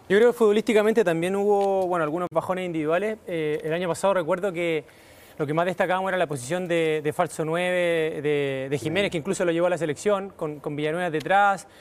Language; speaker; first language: Spanish; native; Spanish